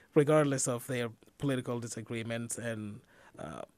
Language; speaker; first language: English; non-native, fluent; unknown